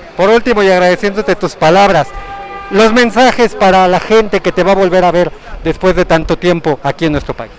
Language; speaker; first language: Spanish; native; Spanish